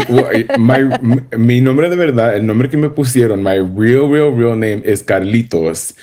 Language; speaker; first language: Spanish; early bilingual, heritage; Spanish